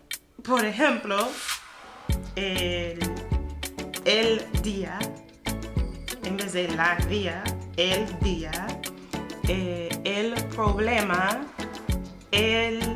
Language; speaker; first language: Spanish; non-native, fluent; English